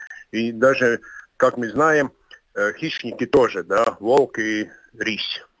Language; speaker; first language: Russian; non-native, local second language; Latvian